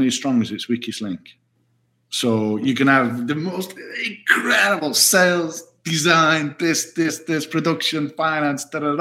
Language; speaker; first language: English; native; English